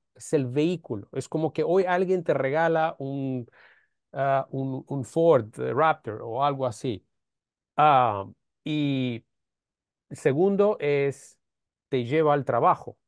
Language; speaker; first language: Spanish; non-native, fluent; Romanian